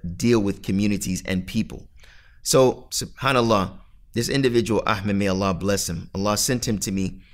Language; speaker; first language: English; native; English